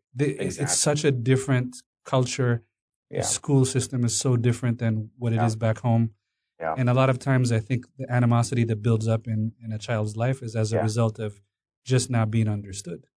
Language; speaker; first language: English; non-native, fluent; Amharic